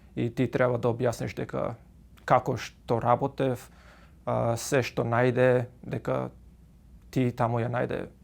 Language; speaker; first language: Macedonian; native; Macedonian